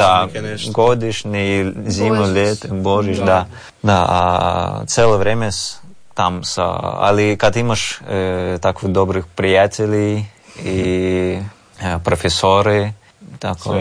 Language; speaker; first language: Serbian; non-native, learner; Russian